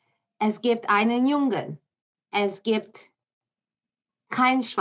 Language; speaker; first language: German; non-native, learner; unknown